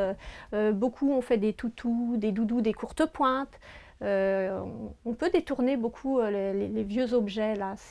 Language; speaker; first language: French; native; French